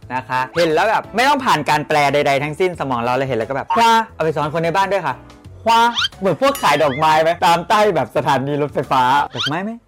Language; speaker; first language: Thai; non-native, local second language; Northeastern Thai